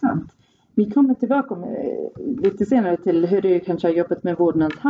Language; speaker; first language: Swedish; non-native, fluent; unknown